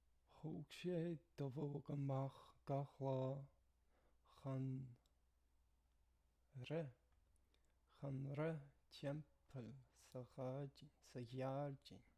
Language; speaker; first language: Irish; non-native, learner; English